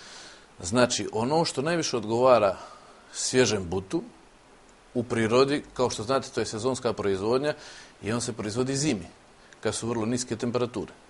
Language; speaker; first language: Serbian; native; Serbian